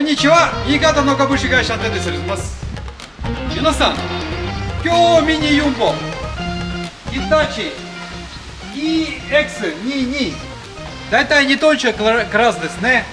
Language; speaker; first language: Japanese; non-native, fluent; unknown